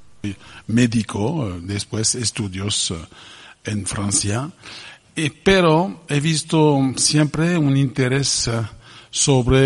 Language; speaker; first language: Spanish; non-native, fluent; French